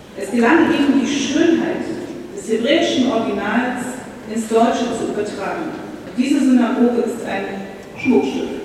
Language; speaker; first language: German; native; German